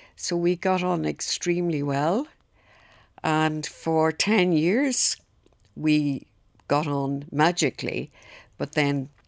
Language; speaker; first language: English; native; English